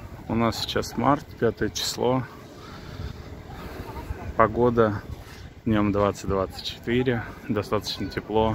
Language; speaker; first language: Russian; native; Russian